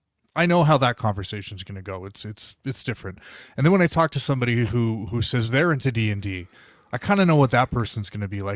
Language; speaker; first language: English; native; English